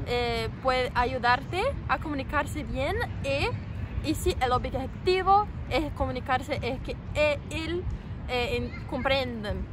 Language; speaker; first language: Spanish; non-native, learner; Portuguese